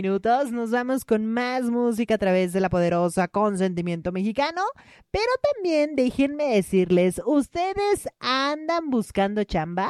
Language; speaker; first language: Spanish; native; Spanish